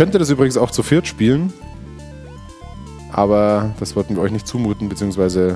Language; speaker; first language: German; native; German